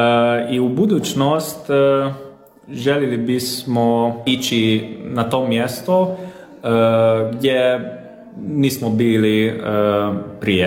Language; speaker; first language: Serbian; non-native, local second language; Hungarian